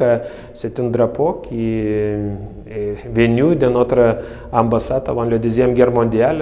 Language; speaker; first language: French; non-native, fluent; Lithuanian